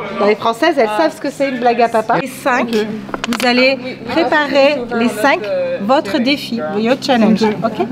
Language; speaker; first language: French; native; French